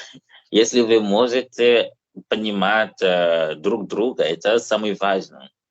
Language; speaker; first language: Russian; non-native, learner; English